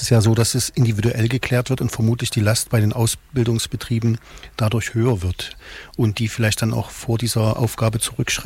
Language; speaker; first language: German; native; German